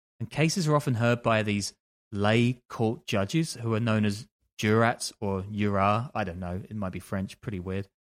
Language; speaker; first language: English; native; English